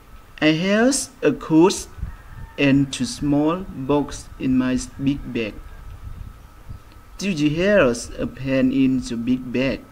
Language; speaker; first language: English; non-native, fluent; Khmer